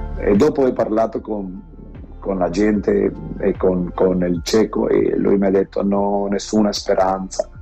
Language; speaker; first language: Italian; non-native, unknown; Romanian